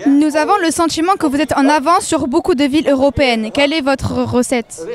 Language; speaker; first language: French; native; French